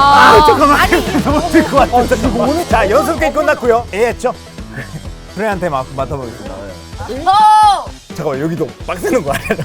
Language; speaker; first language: Korean; non-native, fluent; Spanish